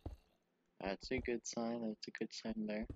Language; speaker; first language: English; native; English